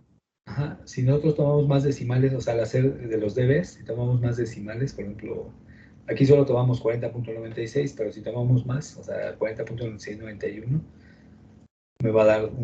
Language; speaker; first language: Spanish; native; Spanish